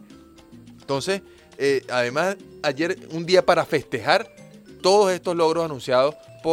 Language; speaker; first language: Spanish; native; Spanish